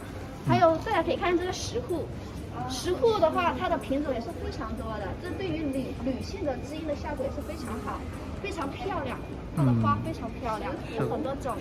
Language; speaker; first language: Chinese; native; Chinese